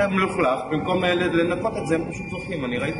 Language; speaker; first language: Hebrew; native; Hebrew